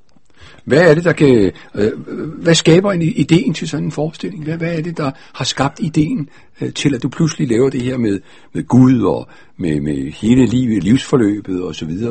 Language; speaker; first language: Danish; native; Danish